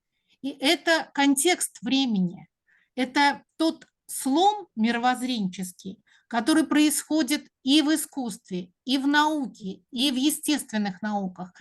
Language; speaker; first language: Russian; native; Russian